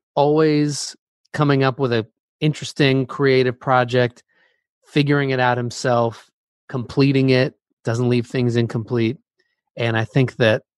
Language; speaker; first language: English; native; English